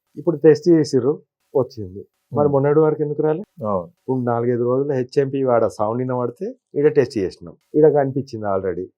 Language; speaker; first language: Telugu; native; Telugu